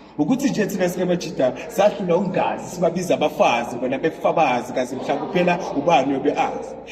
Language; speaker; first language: Zulu; native; Zulu